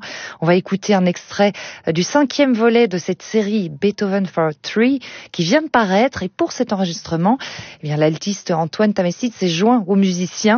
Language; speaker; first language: French; native; French